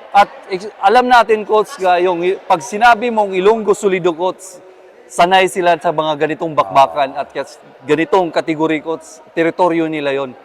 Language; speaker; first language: Filipino; non-native, local second language; Cebuano